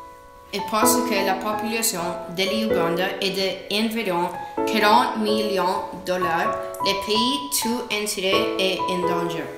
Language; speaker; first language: French; non-native, learner; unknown